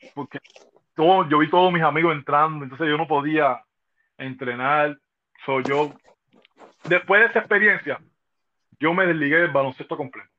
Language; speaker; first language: Spanish; native; Spanish